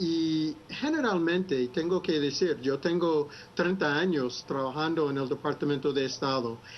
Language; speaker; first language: Spanish; non-native, fluent; English